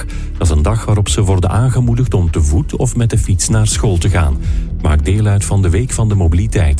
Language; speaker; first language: Dutch; native; Dutch